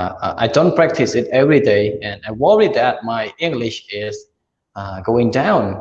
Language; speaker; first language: English; non-native, learner; Khmer